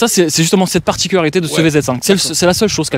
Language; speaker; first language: French; native; French